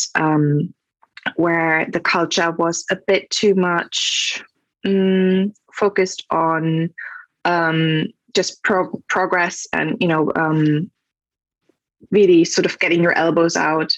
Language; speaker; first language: English; non-native, fluent; German